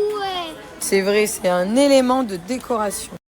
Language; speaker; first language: French; native; French